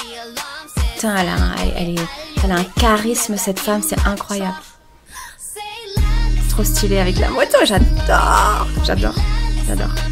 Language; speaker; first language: French; native; French